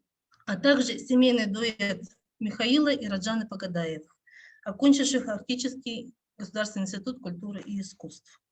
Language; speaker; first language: Russian; native; Russian